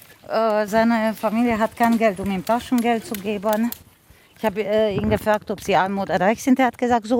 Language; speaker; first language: German; non-native, fluent; Romanian